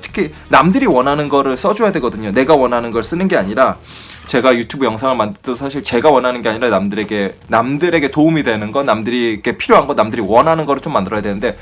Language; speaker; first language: Korean; native; Korean